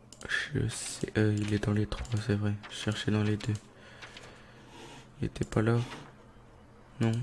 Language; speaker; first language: French; native; French